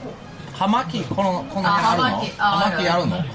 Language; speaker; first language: Japanese; non-native, learner; English